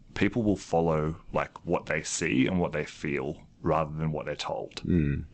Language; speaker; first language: English; native; English